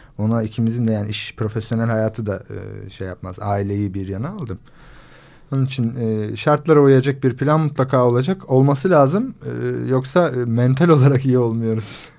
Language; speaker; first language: Turkish; native; Turkish